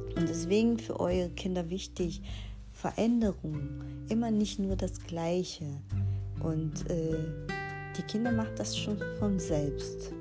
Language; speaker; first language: German; non-native, fluent; Portuguese